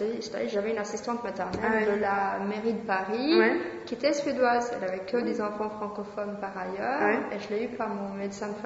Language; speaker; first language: French; non-native, fluent; Swedish